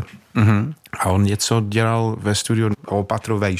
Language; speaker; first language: Czech; non-native, fluent; English